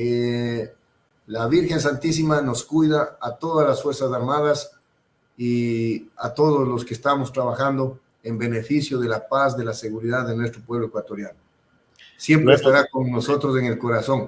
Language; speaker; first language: Spanish; native; Spanish